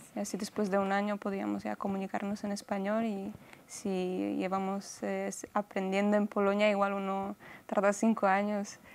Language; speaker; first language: Spanish; non-native, fluent; Polish